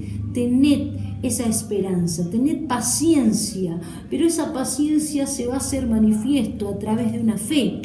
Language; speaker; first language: Spanish; native; Spanish